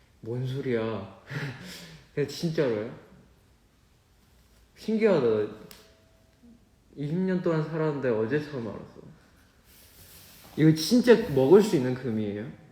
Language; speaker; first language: Korean; non-native, fluent; Chinese